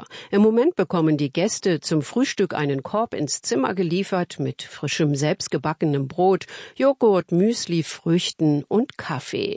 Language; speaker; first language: German; native; German